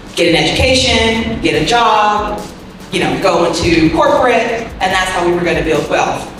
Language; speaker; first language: English; native; English